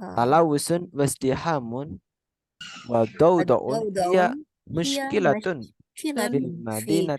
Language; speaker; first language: Arabic; non-native, fluent; Indonesian